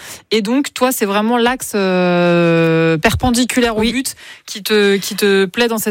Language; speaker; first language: French; native; French